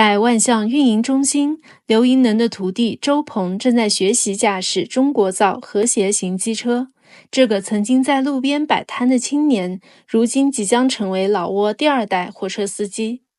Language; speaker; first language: Chinese; native; Chinese